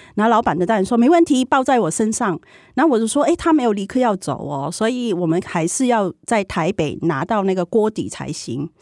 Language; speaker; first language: Chinese; non-native, fluent; Cantonese